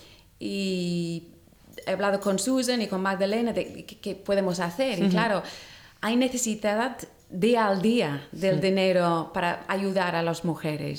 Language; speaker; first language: Spanish; non-native, learner; English